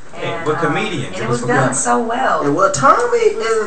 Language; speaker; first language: English; native; English